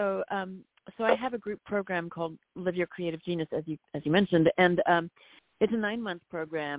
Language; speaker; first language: English; native; English